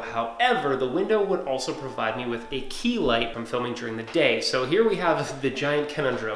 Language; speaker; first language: English; native; English